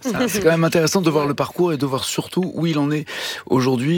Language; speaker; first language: French; native; French